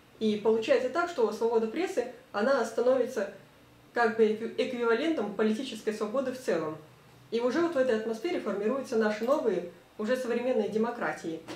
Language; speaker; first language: Russian; native; Russian